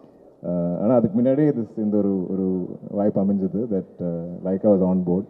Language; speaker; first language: Tamil; non-native, local second language; Malayalam